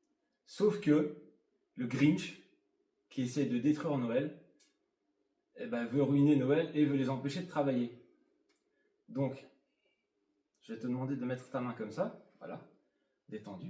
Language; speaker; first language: French; native; French